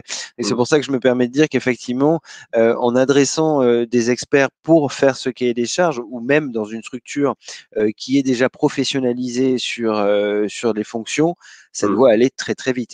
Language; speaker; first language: French; native; French